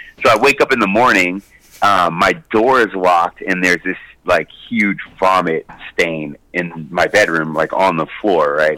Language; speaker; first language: English; native; English